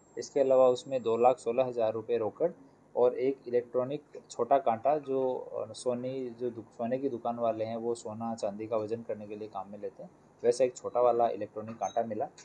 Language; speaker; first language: Hindi; non-native, local second language; Gujarati